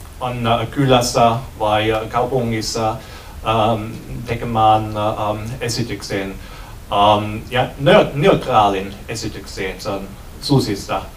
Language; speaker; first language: Finnish; non-native, learner; German